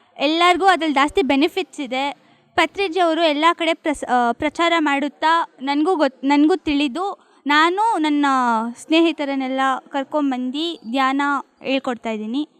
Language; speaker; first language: Kannada; native; Kannada